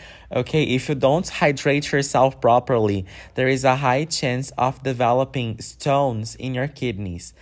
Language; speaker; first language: English; non-native, fluent; Portuguese